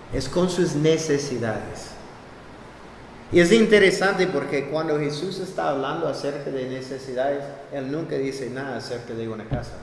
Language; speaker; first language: Spanish; non-native, fluent; English